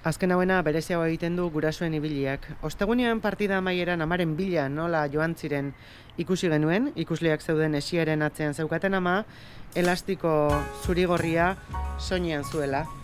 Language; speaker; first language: Basque; native; Basque